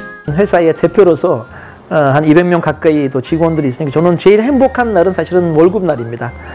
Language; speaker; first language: Korean; non-native, fluent; Turkish